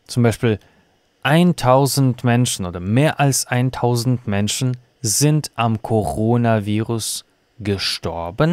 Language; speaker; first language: German; non-native, fluent; Russian